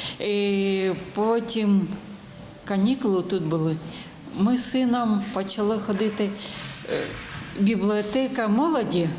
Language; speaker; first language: Ukrainian; non-native, local second language; Russian